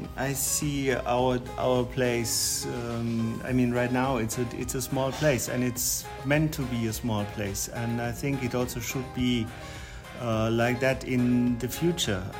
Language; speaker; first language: English; non-native, fluent; German